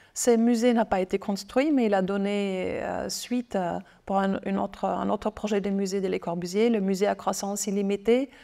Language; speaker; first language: French; non-native, fluent; German